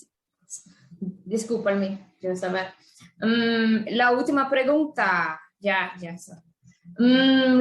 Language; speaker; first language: Spanish; non-native, fluent; Portuguese